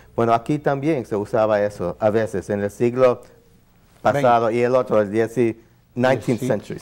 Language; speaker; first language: Spanish; non-native, fluent; English